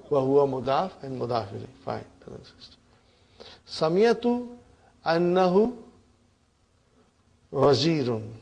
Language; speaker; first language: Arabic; non-native, fluent; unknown